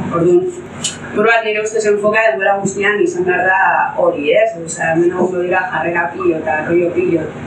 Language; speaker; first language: Basque; non-native, local second language; Spanish